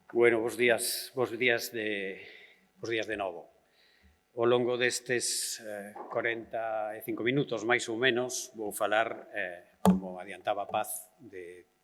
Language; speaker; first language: Galician; native; Galician